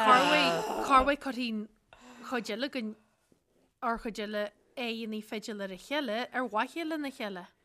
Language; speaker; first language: Irish; native; Irish